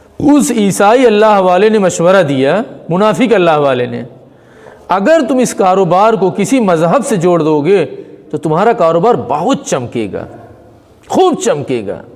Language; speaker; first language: Urdu; native; Urdu